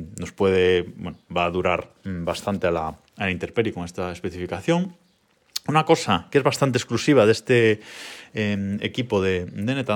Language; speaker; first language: Spanish; native; Spanish